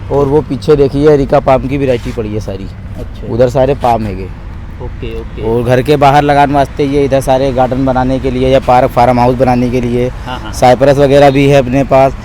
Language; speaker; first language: Hindi; non-native, local second language; Punjabi